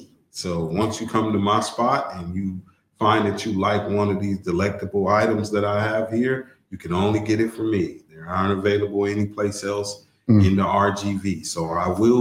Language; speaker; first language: English; native; English